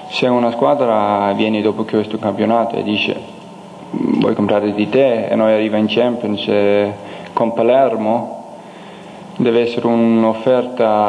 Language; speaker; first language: Italian; non-native, learner; Danish